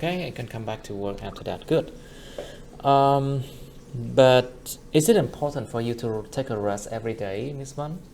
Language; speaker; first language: English; non-native, fluent; Vietnamese